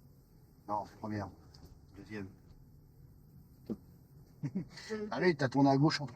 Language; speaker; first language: French; native; French